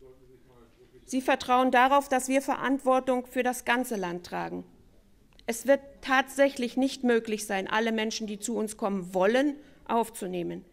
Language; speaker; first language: German; native; German